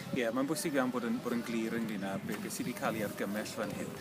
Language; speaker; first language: Welsh; native; Welsh